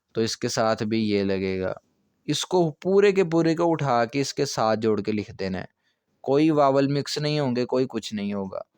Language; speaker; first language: Urdu; non-native, local second language; Punjabi